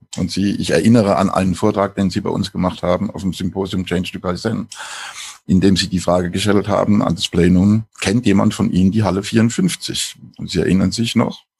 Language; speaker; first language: German; native; German